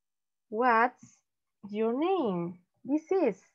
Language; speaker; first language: English; non-native, learner; Spanish